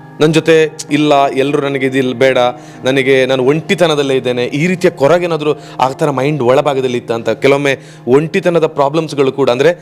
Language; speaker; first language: Kannada; native; Kannada